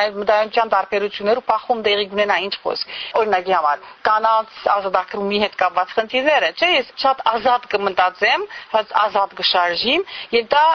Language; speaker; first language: Armenian; early bilingual, heritage; Armenian